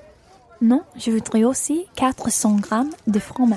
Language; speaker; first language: French; non-native, learner; English